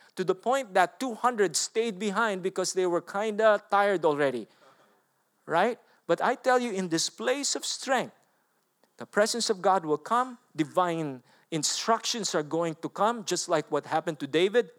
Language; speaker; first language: English; non-native, local second language; Filipino